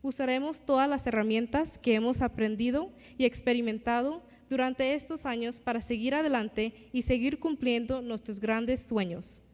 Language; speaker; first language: Spanish; early bilingual, other home language; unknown